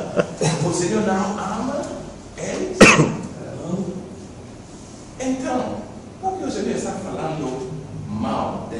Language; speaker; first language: Portuguese; non-native, fluent; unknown